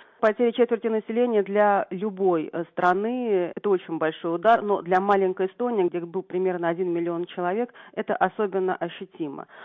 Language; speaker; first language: Russian; native; Russian